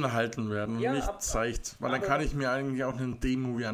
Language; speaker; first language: German; native; German